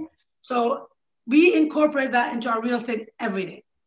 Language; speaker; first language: English; non-native, fluent; Arabic